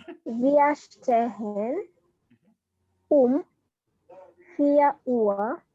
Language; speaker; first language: German; non-native, learner; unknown